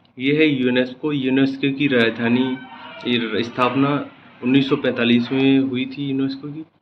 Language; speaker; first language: Hindi; native; Hindi